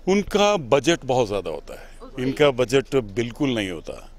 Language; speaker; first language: Hindi; native; Hindi